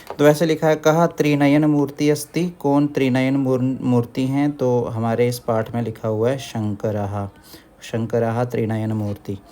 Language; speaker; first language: Hindi; native; Hindi